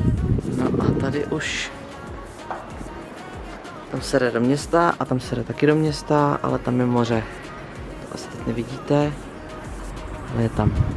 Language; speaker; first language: Czech; native; Czech